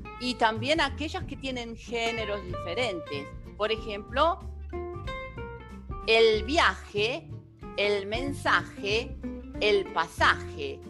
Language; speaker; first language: Spanish; non-native, fluent; Portuguese